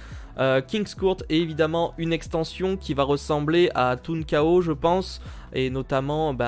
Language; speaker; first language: French; native; French